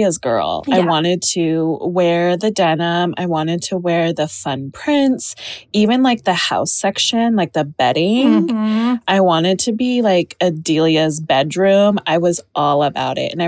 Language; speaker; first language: English; native; English